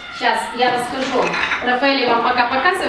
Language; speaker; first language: Russian; native; Russian